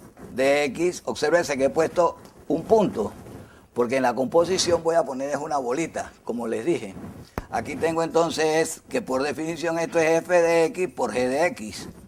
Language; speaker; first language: Spanish; native; Spanish